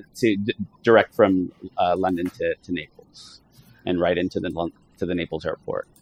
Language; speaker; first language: English; early bilingual, other home language; Italian